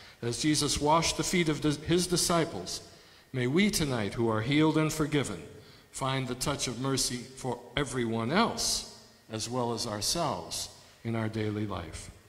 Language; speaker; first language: English; native; English